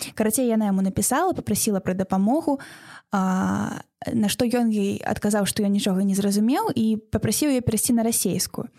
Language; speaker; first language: Belarusian; non-native, local second language; Russian